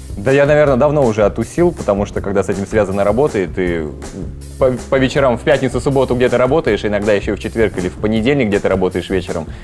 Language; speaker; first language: Russian; native; Russian